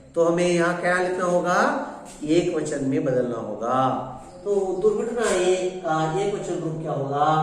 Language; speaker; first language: Hindi; non-native, local second language; Kannada